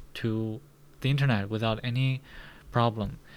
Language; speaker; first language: English; non-native, fluent; Chinese